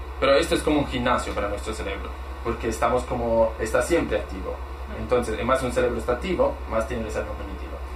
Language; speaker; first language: Spanish; non-native, fluent; Italian